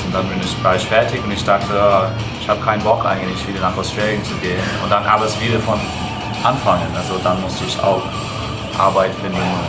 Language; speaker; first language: German; non-native, fluent; English